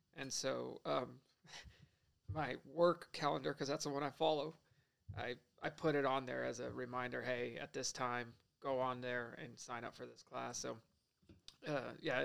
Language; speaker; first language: English; native; English